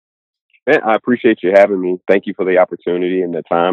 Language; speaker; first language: English; native; English